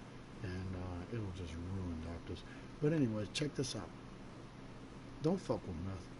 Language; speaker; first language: English; native; English